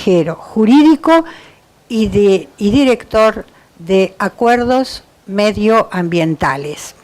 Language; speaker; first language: Spanish; native; Spanish